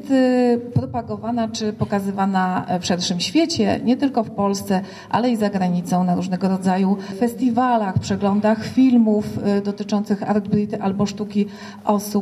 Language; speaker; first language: Polish; native; Polish